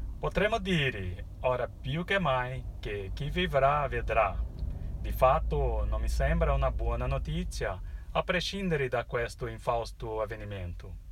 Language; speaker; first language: Italian; non-native, fluent; Portuguese